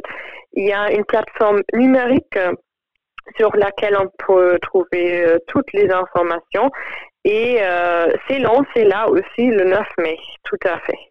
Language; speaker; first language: French; non-native, fluent; German